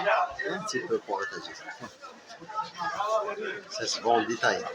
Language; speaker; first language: French; non-native, local second language; Arabic